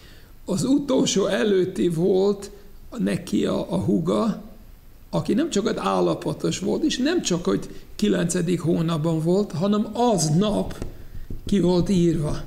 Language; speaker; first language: Hungarian; non-native, fluent; English